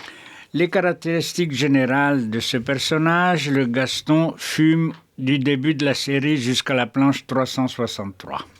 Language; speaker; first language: French; native; French